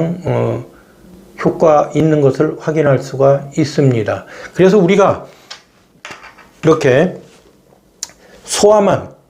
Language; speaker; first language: Korean; native; Korean